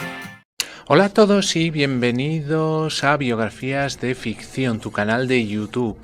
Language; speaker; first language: Spanish; native; Spanish